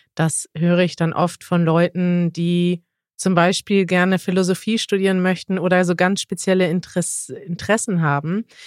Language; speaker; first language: German; native; German